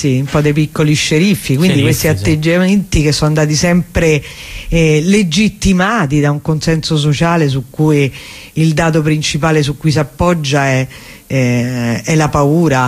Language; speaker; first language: Italian; native; Italian